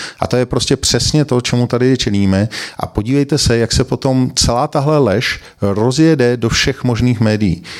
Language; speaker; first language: Czech; native; Czech